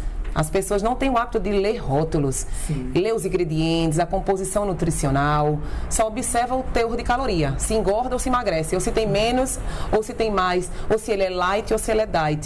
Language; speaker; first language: Portuguese; native; Portuguese